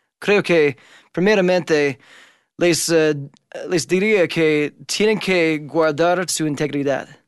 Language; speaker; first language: Spanish; non-native, fluent; English